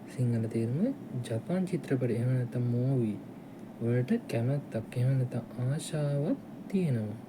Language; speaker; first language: Sinhala; native; Sinhala